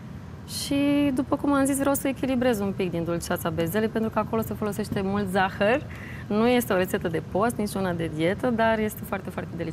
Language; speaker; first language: Romanian; native; Romanian